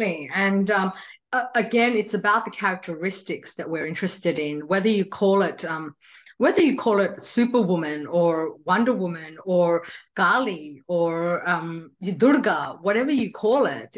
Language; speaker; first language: English; non-native, local second language; Hindi